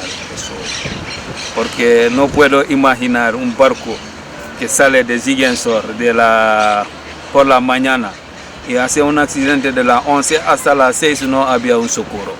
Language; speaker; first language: Spanish; non-native, fluent; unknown